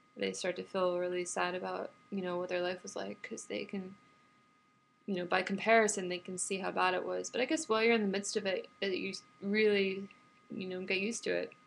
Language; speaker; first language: English; native; English